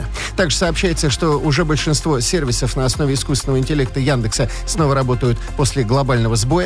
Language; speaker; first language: Russian; native; Russian